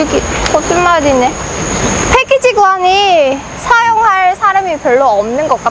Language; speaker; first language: Korean; non-native, learner; Vietnamese